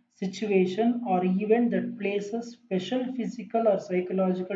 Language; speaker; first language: English; non-native, local second language; Kannada